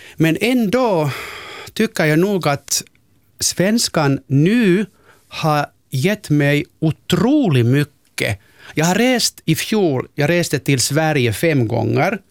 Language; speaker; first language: Swedish; non-native, local second language; Finnish